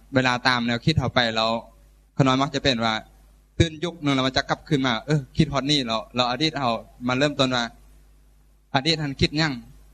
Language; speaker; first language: Thai; native; Thai